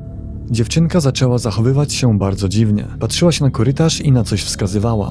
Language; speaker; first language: Polish; native; Polish